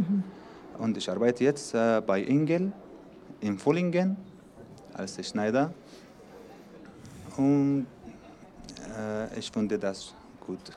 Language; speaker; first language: German; non-native, learner; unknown